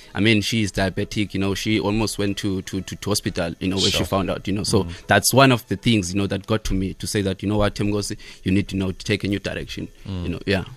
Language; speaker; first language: English; non-native, local second language; Xhosa